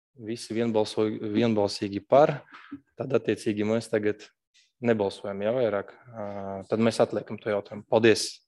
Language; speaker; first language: Latvian; non-native, local second language; Russian